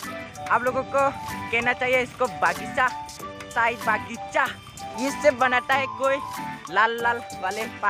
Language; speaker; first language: Hindi; non-native, local second language; Bodo